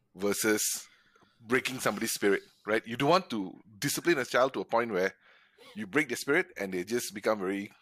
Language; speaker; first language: English; non-native, local second language; Tamil